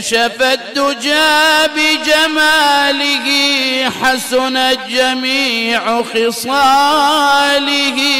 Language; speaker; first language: Arabic; native; Arabic